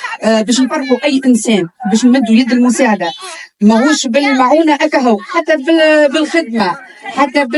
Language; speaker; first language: Arabic; native; Arabic